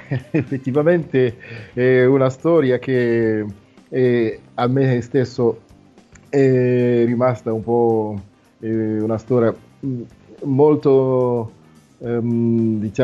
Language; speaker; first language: Italian; non-native, fluent; Nande